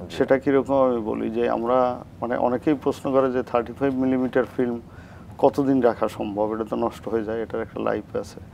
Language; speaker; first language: Bangla; native; Bangla